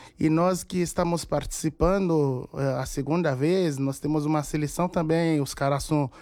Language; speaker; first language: Portuguese; non-native, fluent; Haitian Creole